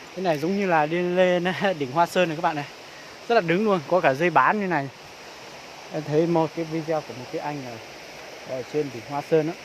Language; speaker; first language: Vietnamese; non-native, local second language; Hmong